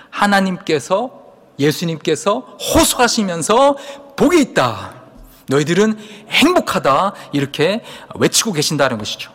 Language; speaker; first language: Korean; native; Korean